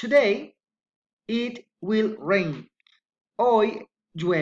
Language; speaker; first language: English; non-native, fluent; Spanish